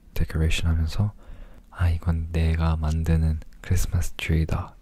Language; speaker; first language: Korean; early bilingual, other home language; English